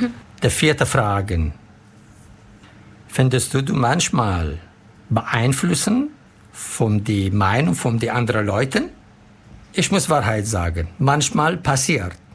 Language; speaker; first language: German; non-native, learner; Arabic